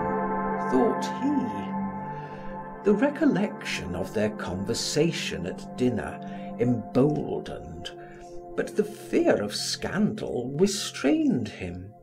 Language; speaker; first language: English; native; English